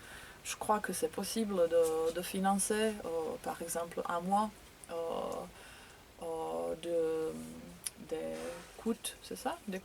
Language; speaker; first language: French; non-native, fluent; Croatian